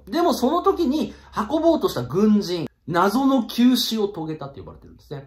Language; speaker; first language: Japanese; native; Japanese